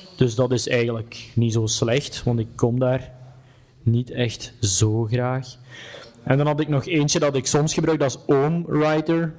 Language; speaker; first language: Dutch; native; Dutch